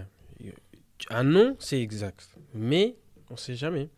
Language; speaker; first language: French; early bilingual, other home language; Portuguese